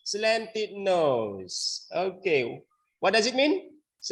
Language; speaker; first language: English; non-native, learner; Indonesian